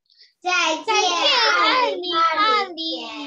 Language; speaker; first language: Chinese; early bilingual, heritage; Chinese